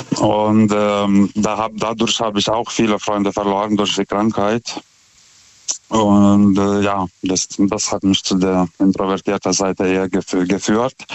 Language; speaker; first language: German; non-native, fluent; Lithuanian